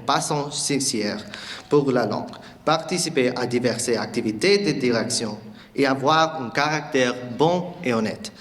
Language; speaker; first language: French; non-native, learner; English